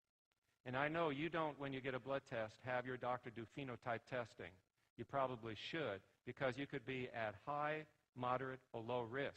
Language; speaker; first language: English; native; English